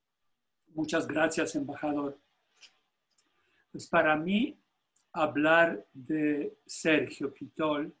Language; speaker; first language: Spanish; non-native, fluent; Polish